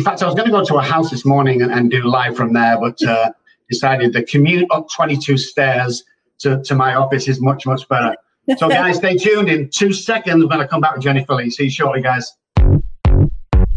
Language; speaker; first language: English; native; English